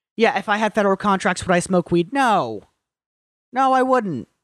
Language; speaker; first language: English; native; English